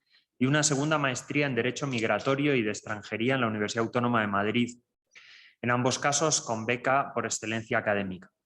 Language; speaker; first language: Spanish; native; Spanish